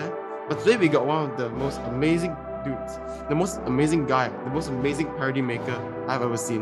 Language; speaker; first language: English; non-native, local second language; Chinese